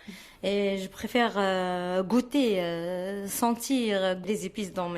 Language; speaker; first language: French; non-native, fluent; Arabic